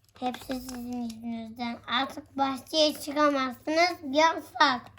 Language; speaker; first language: Turkish; native; Turkish